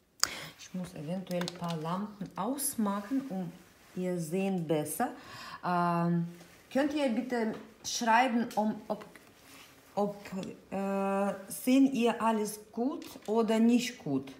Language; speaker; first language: German; non-native, fluent; Russian